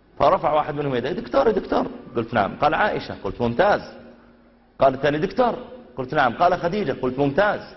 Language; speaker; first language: Arabic; native; Arabic